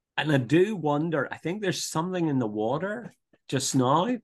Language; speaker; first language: English; native; English